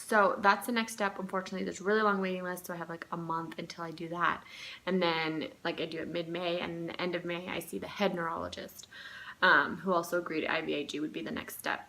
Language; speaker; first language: English; native; English